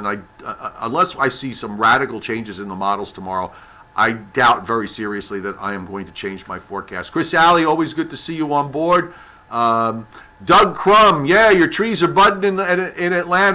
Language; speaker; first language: English; native; English